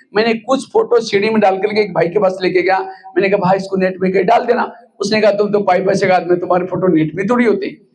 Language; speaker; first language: Hindi; non-native, local second language; Marathi